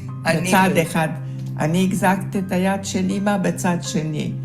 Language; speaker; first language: Hebrew; early bilingual, other home language; Hungarian